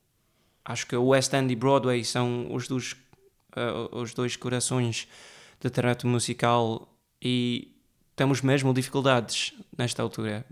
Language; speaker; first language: Portuguese; early bilingual, heritage; Portuguese